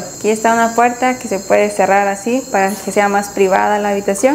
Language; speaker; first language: Spanish; native; Spanish